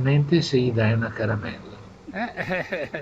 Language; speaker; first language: Italian; native; Italian